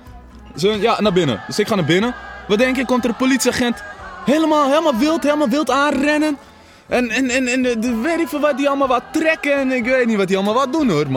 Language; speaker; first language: Dutch; native; Dutch